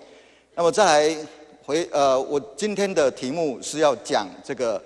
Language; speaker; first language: Chinese; native; Chinese